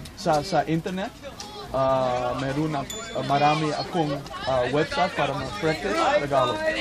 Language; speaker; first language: Filipino; non-native, learner; Dutch